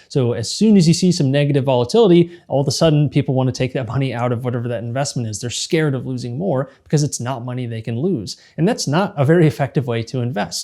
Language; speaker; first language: English; native; English